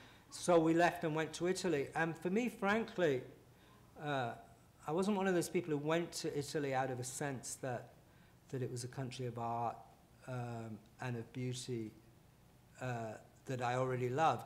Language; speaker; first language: English; native; English